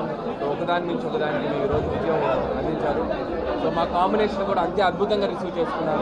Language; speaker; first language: Telugu; native; Telugu